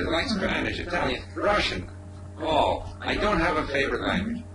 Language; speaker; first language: English; non-native, fluent; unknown